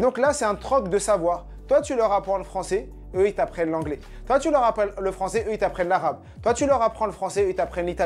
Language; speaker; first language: French; native; French